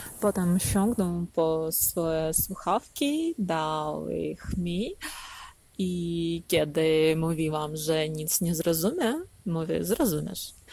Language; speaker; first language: Polish; non-native, learner; Ukrainian